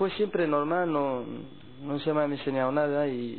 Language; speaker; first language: Spanish; non-native, learner; Arabic